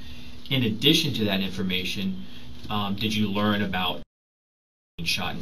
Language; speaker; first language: English; native; English